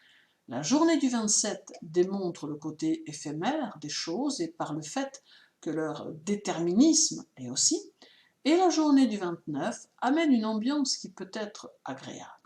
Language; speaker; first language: French; native; French